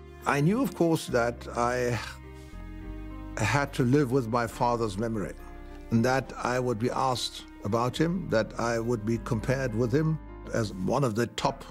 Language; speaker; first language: English; non-native, fluent; German